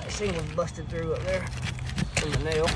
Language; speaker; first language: English; native; English